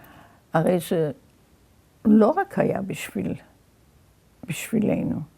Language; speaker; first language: Hebrew; early bilingual, other home language; Yiddish